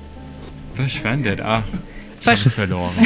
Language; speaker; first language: German; non-native, fluent; English